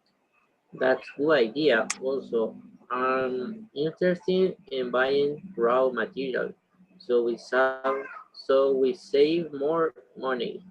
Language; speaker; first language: English; non-native, learner; Spanish